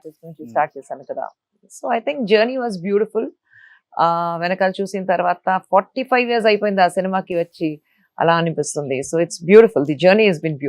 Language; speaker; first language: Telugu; non-native, fluent; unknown